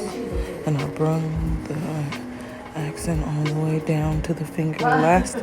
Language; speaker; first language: English; native; English